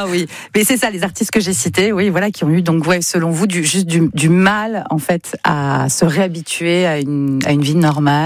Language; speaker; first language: French; native; French